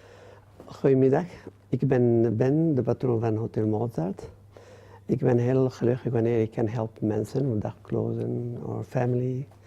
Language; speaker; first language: Dutch; non-native, learner; Arabic